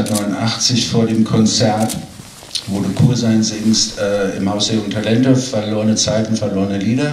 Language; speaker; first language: German; native; German